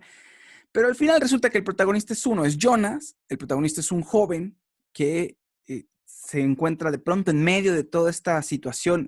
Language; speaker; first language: Spanish; native; Spanish